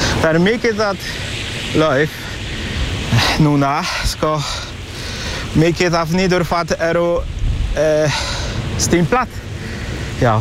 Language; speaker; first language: Icelandic; non-native, learner; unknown